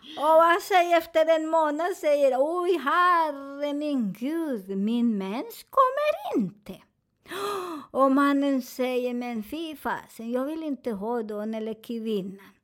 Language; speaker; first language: Swedish; non-native, learner; Spanish